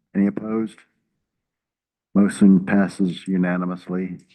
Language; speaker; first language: English; native; English